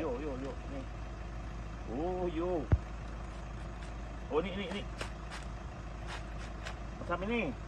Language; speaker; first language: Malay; non-native, learner; Cebuano